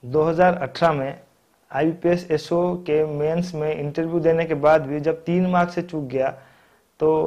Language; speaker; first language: Hindi; non-native, local second language; Odia